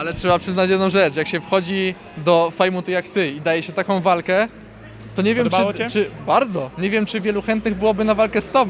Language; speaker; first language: Polish; native; Polish